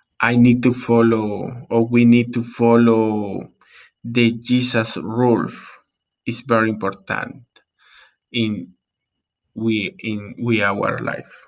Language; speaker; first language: English; non-native, learner; Spanish